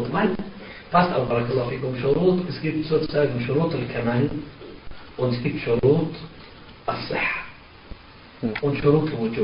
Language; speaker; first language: German; non-native, fluent; Arabic